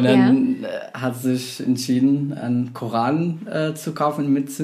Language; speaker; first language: German; non-native, fluent; Arabic